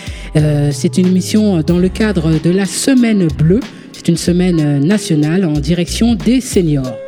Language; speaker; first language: French; native; French